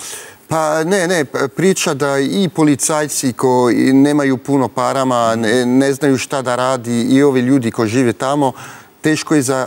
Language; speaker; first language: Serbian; early bilingual, heritage; French